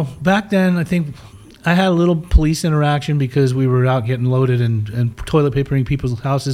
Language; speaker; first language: English; early bilingual, other home language; German